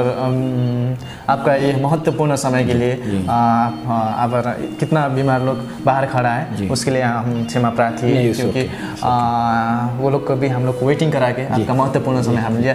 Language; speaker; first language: Hindi; non-native, learner; Nepali